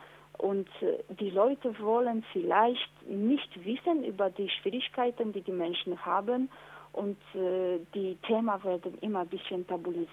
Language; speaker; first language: German; non-native, fluent; Polish